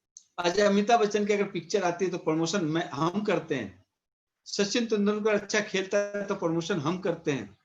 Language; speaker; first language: Hindi; native; Hindi